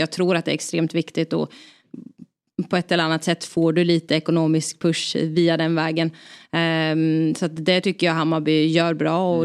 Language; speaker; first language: Swedish; native; Swedish